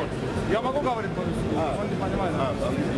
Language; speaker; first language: Russian; non-native, learner; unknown